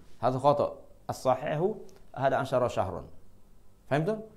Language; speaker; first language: Arabic; non-native, fluent; Malay